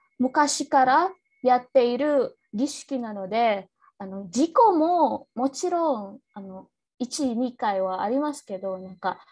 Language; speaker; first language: Japanese; non-native, learner; Indonesian